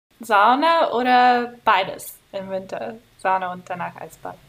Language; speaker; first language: German; non-native, fluent; English